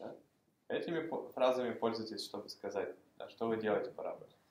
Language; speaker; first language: Russian; native; Russian